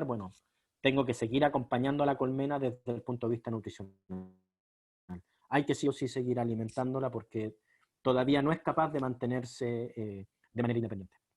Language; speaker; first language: Spanish; native; Spanish